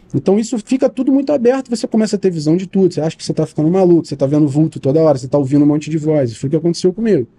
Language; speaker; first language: Portuguese; native; Portuguese